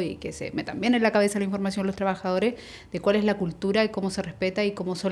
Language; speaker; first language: Spanish; native; Spanish